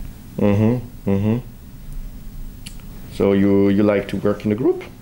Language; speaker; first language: English; non-native, fluent; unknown